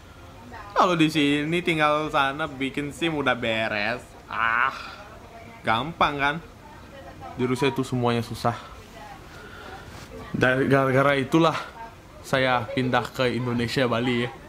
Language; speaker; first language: Indonesian; non-native, fluent; Russian